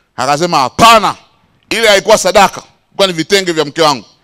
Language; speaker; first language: Swahili; native; Swahili